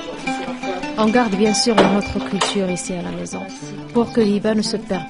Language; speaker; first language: French; non-native, local second language; Arabic